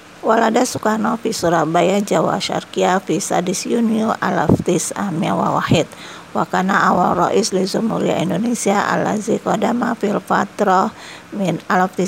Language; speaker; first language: Arabic; non-native, fluent; Indonesian